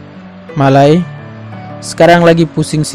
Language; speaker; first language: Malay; non-native, learner; Bangla